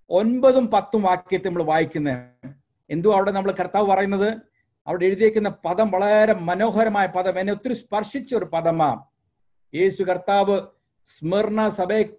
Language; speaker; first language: Malayalam; early bilingual, heritage; Malayalam